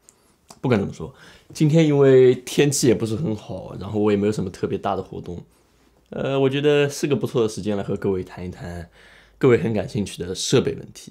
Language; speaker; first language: Chinese; native; Chinese